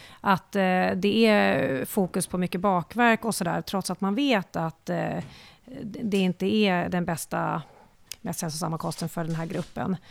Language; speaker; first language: Swedish; native; Swedish